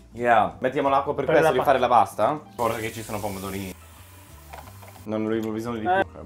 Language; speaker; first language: Italian; early bilingual, heritage; English